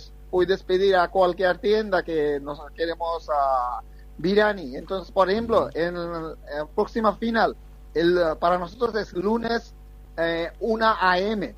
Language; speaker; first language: Spanish; non-native, fluent; Bangla